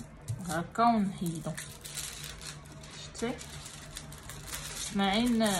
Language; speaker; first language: Arabic; native; Arabic